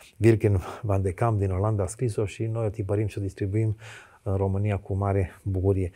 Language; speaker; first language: Romanian; native; Romanian